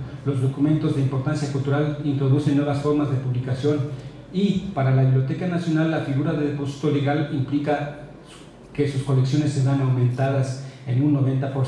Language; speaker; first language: Spanish; native; Spanish